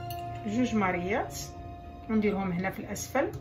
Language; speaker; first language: Arabic; native; Arabic